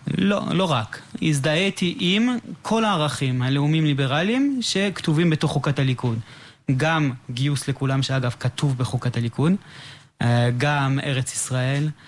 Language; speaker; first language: Hebrew; non-native, fluent; English